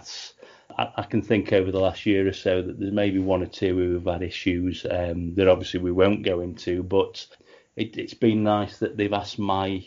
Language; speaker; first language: English; native; English